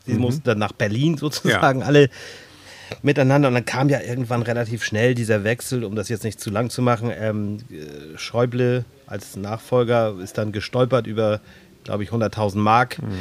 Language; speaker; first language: German; native; German